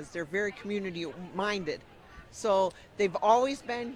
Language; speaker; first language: English; native; English